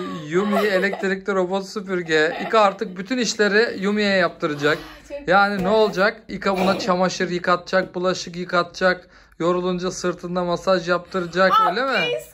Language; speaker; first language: Turkish; native; Turkish